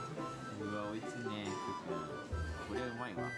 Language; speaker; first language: Japanese; native; Japanese